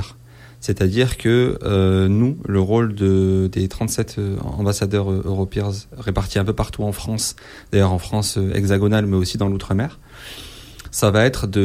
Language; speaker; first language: French; native; French